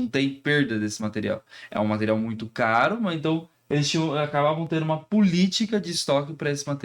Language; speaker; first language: Portuguese; native; Portuguese